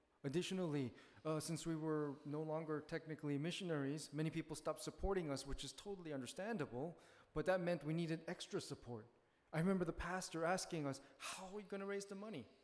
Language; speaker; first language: English; early bilingual, other home language; Korean